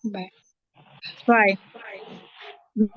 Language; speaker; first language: English; non-native, learner; Spanish